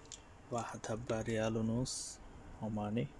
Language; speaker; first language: Arabic; non-native, learner; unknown